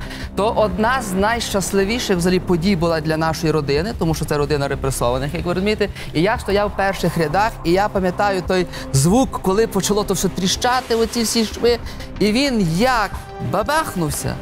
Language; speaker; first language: Ukrainian; native; Ukrainian